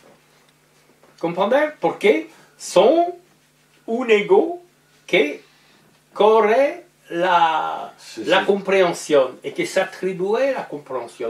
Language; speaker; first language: Spanish; non-native, learner; French